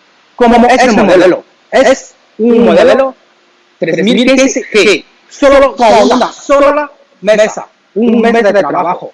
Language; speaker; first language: Spanish; non-native, learner; Chinese